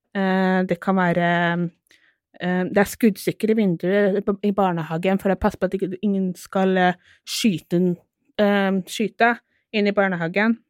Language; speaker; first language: Norwegian; native; Norwegian